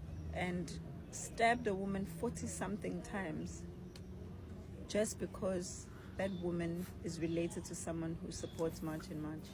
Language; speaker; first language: English; non-native, local second language; Zulu